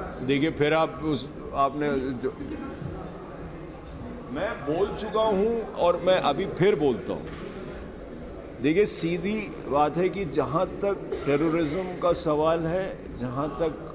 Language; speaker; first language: Hindi; native; Hindi